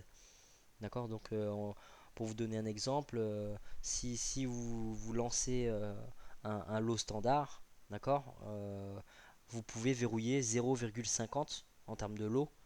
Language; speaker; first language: French; native; French